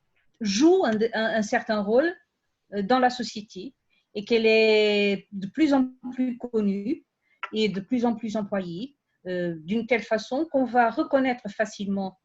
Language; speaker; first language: French; non-native, fluent; Portuguese